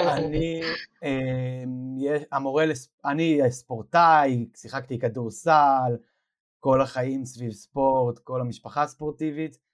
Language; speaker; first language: Hebrew; native; Hebrew